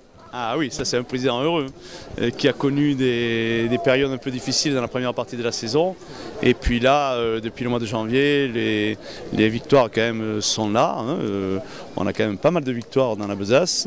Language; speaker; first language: French; native; French